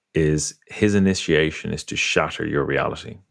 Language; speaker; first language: English; native; English